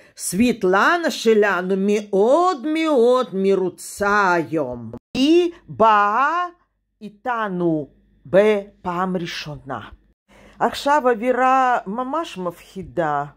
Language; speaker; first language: Hebrew; non-native, fluent; Russian